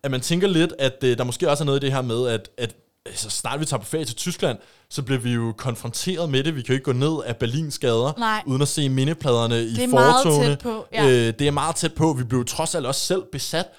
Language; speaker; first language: Danish; native; Danish